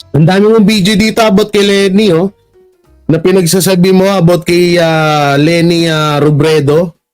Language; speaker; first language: Filipino; non-native, local second language; Hiligaynon